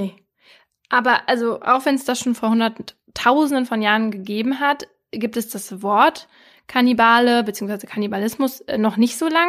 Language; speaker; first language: German; native; German